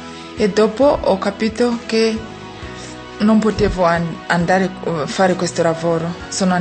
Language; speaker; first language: Italian; non-native, fluent; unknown